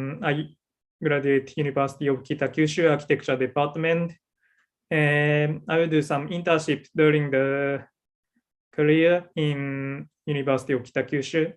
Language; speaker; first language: English; non-native, learner; Japanese